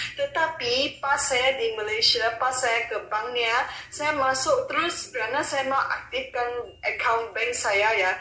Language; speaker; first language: Malay; non-native, local second language; Chinese